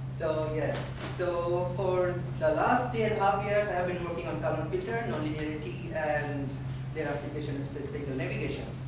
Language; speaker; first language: English; non-native, local second language; Bangla